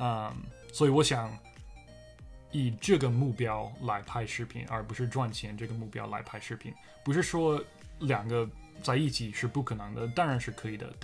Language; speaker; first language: Chinese; non-native, fluent; English